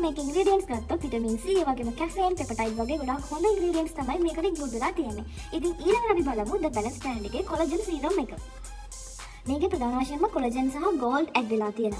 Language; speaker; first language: Sinhala; native; Sinhala